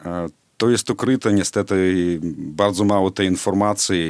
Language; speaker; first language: Polish; non-native, fluent; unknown